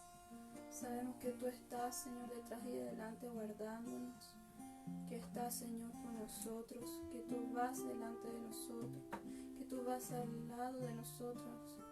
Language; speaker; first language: Spanish; native; Spanish